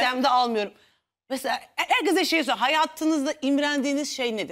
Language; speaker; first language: Turkish; native; Turkish